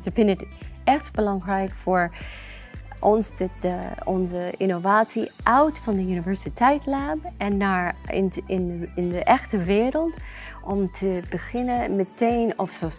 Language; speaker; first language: Dutch; non-native, learner; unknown